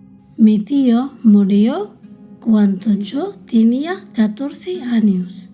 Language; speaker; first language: Spanish; early bilingual, other home language; Arabic